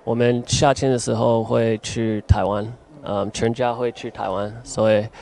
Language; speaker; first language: Chinese; early bilingual, heritage; Chinese